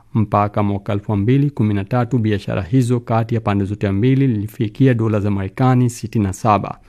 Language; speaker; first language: Swahili; non-native, fluent; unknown